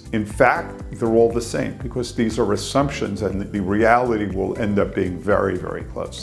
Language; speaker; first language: English; native; English